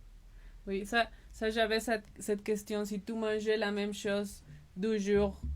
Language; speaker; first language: French; non-native, learner; Spanish